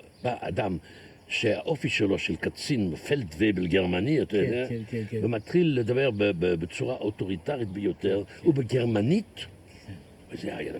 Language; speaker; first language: Hebrew; non-native, fluent; German